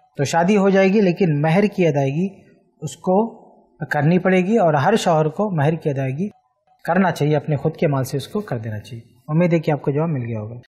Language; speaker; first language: Hindi; native; Hindi